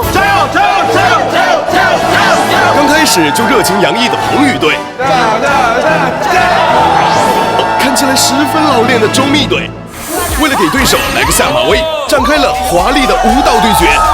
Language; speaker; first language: Chinese; native; Chinese